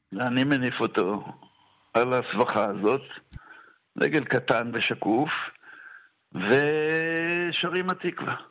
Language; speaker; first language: Hebrew; native; Hebrew